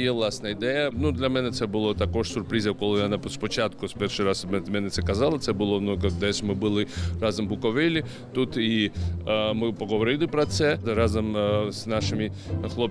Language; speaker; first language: Ukrainian; non-native, learner; Georgian